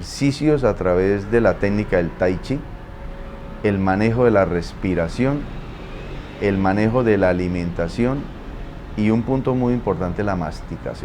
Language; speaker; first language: Spanish; native; Spanish